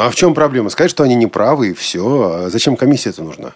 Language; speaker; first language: Russian; native; Russian